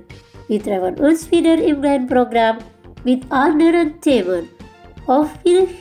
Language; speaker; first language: German; non-native, fluent; Indonesian